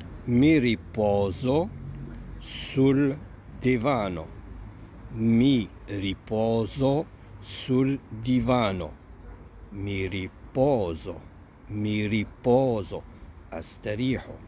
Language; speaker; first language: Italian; non-native, fluent; Arabic